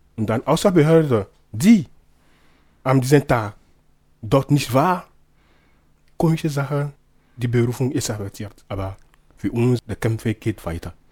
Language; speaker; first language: German; non-native, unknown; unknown